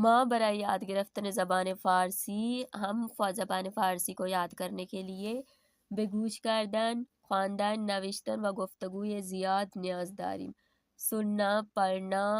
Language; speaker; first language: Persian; non-native, fluent; Urdu